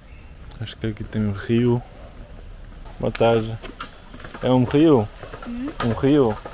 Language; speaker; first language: Portuguese; non-native, learner; Russian